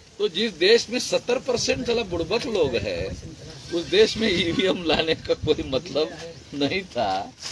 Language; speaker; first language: Hindi; non-native, local second language; Marathi